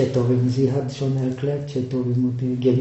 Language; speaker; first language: German; non-native, fluent; Czech